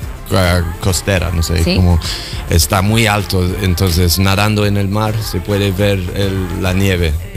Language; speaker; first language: Spanish; non-native, fluent; English